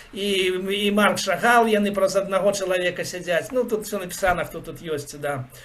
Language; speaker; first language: Belarusian; native; Belarusian